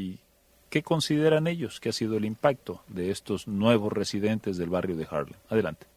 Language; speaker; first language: Spanish; native; Spanish